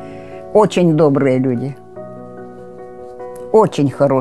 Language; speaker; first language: Russian; non-native, local second language; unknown